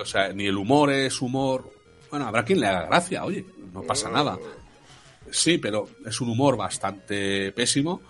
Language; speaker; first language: Spanish; native; Spanish